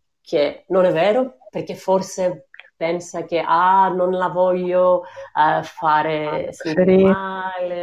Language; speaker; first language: Italian; non-native, fluent; Greek